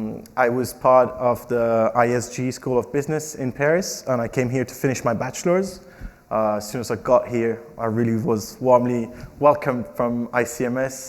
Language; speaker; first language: English; non-native, fluent; French